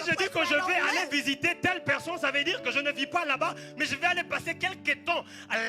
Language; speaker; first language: French; native; French